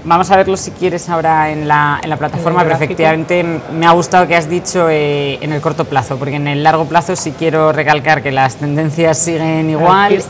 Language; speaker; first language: Spanish; native; Spanish